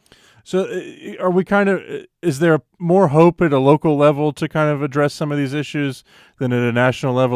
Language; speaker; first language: English; native; English